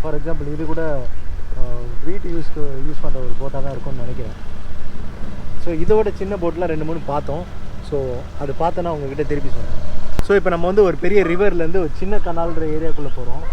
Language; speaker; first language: Tamil; native; Tamil